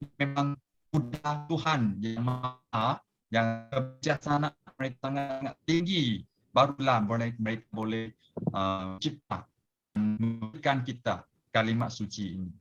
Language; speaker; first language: Malay; non-native, local second language; Chinese